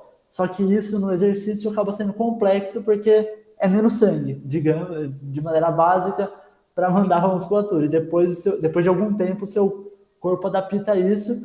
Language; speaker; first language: Portuguese; native; Portuguese